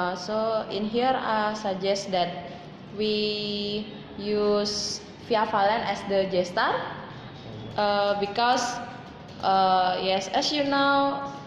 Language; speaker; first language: English; non-native, learner; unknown